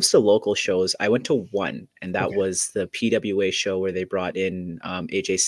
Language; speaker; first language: English; native; English